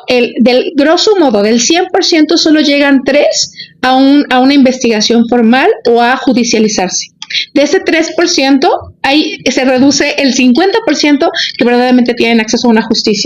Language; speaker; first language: Spanish; native; Spanish